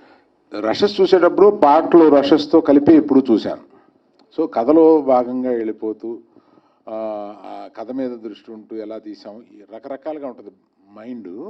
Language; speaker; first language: Telugu; native; Telugu